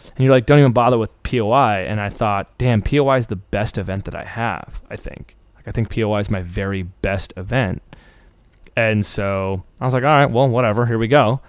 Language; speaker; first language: English; early bilingual, other home language; Persian